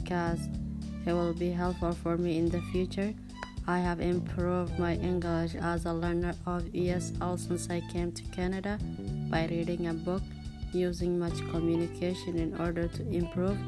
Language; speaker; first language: English; non-native, learner; Somali